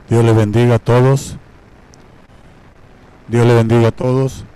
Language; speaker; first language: Spanish; native; Spanish